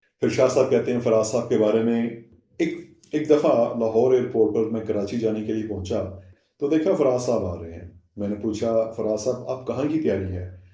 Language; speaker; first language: Urdu; non-native, local second language; Saraiki